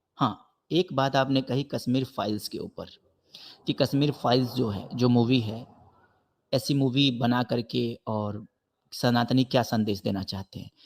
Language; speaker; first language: Hindi; native; Hindi